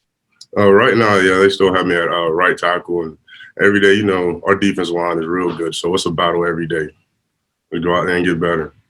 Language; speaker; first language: English; native; English